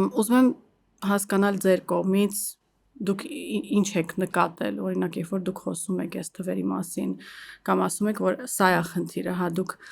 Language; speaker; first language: Armenian; early bilingual, heritage; Armenian